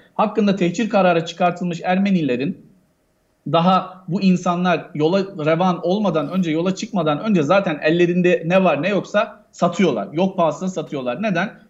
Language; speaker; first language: Turkish; native; Turkish